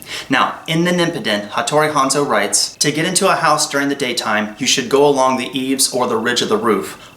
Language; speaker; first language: English; native; English